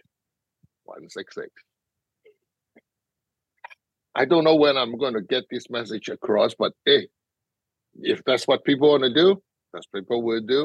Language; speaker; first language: English; non-native, local second language; Cantonese